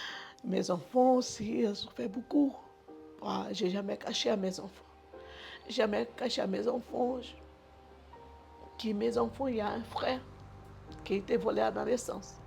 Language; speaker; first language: French; non-native, learner; Portuguese